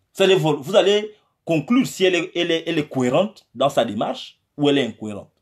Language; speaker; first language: French; non-native, local second language; Fang